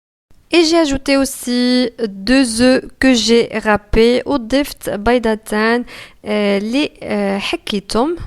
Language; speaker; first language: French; non-native, local second language; Arabic